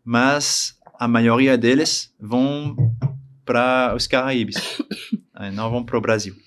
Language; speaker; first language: Portuguese; non-native, learner; French